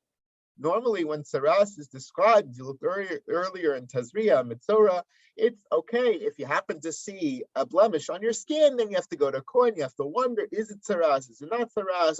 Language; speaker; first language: English; native; English